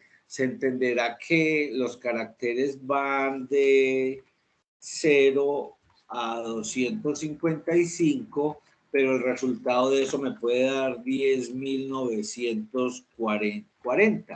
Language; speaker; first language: Spanish; native; Spanish